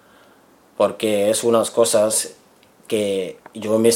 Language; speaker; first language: Spanish; non-native, learner; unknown